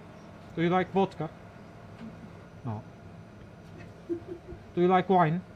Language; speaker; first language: English; non-native, learner; Turkish